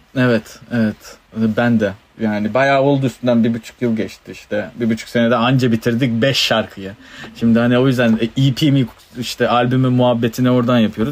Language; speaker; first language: Turkish; native; Turkish